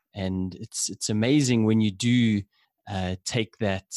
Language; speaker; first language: English; native; English